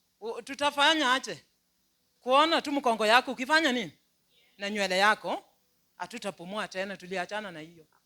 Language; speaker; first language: Swahili; non-native, local second language; Luyia